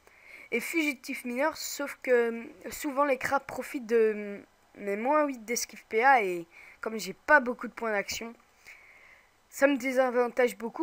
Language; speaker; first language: French; native; French